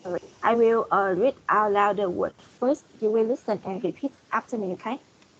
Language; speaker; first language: English; non-native, fluent; Vietnamese